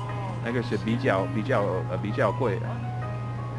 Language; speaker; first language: Chinese; non-native, fluent; English